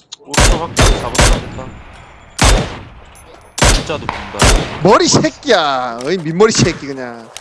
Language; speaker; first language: Korean; native; Korean